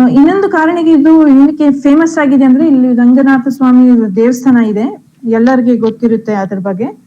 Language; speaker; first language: Kannada; non-native, local second language; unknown